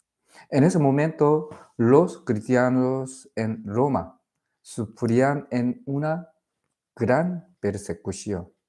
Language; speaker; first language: Spanish; non-native, learner; Korean